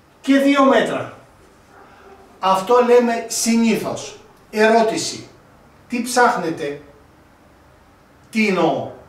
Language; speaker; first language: Greek; non-native, fluent; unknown